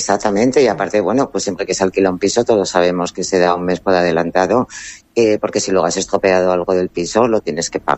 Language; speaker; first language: Spanish; native; Spanish